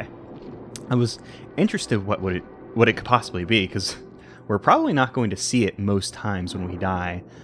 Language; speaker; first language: English; native; English